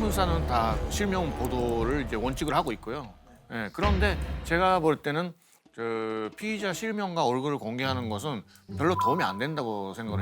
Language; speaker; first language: Korean; non-native, fluent; Japanese